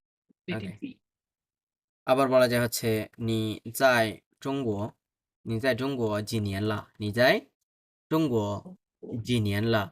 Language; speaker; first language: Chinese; non-native, fluent; Bangla